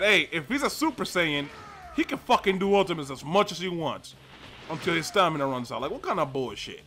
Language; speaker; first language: English; native; English